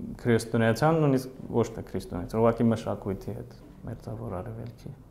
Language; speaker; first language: Armenian; early bilingual, heritage; Armenian